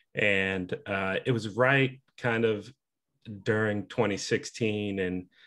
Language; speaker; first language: English; native; English